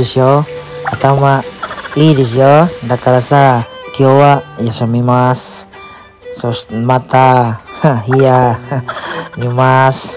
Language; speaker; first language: Japanese; non-native, learner; Filipino